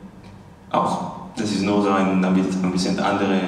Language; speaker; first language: German; non-native, fluent; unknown